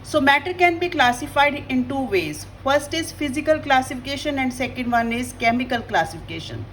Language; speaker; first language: English; non-native, local second language; Punjabi